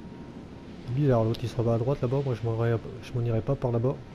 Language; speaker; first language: French; native; French